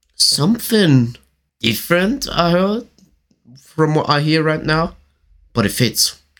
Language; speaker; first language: English; non-native, learner; German